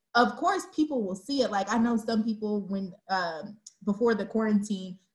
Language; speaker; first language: English; native; English